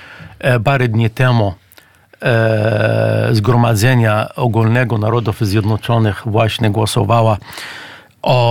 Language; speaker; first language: Polish; non-native, fluent; Arabic